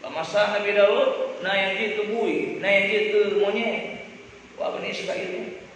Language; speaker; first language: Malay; non-native, local second language; Achinese